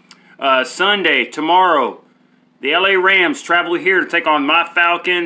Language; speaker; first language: English; native; English